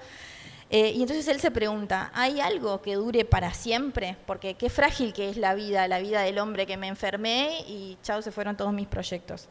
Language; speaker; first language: Spanish; native; Spanish